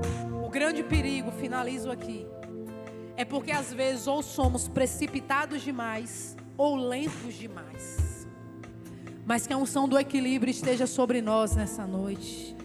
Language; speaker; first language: Portuguese; native; Portuguese